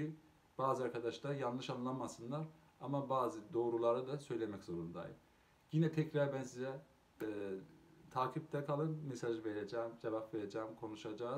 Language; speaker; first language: Turkish; non-native, local second language; Azerbaijani